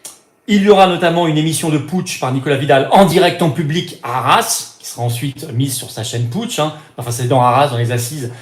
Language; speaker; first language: French; native; French